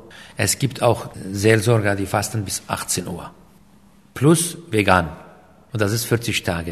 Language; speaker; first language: German; non-native, fluent; Aramaic